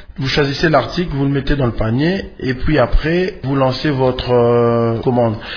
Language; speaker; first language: French; non-native, local second language; Lingala